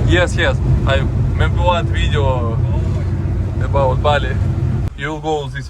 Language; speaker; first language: English; non-native, learner; Russian